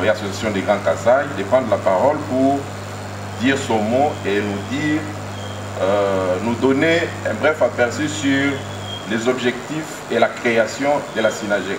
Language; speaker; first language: French; non-native, local second language; Luba-Lulua